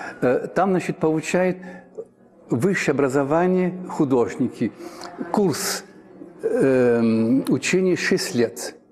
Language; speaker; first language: Russian; early bilingual, heritage; Russian